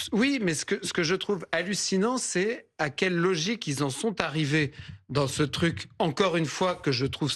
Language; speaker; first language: French; native; French